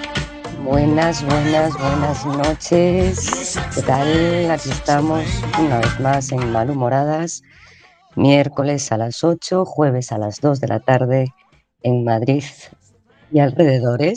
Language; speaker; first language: Spanish; native; Spanish